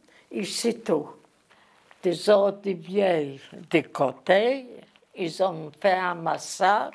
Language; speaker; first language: French; non-native, learner; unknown